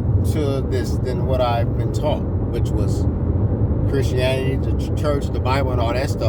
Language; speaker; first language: English; native; English